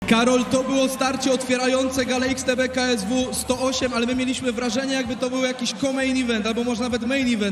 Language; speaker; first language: Polish; native; Polish